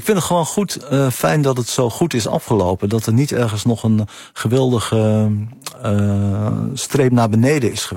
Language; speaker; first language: Dutch; native; Dutch